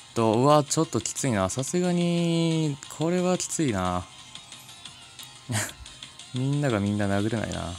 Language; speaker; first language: Japanese; native; Japanese